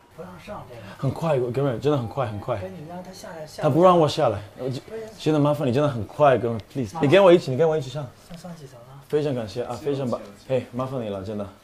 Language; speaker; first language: Chinese; non-native, fluent; Hebrew